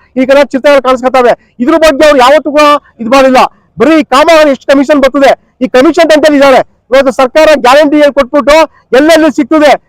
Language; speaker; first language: Kannada; native; Kannada